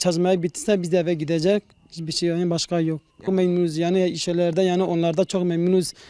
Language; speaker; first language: Turkish; non-native, local second language; Kurdish